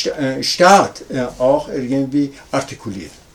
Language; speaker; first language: German; non-native, learner; Persian